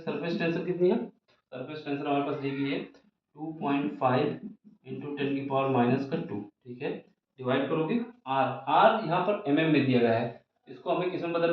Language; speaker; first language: Hindi; native; Hindi